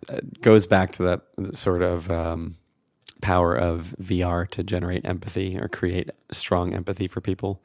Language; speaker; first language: English; native; English